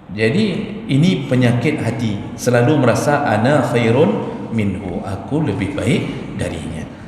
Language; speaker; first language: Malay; non-native, local second language; Achinese